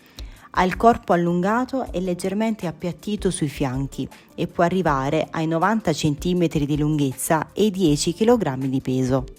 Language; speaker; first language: Italian; native; Italian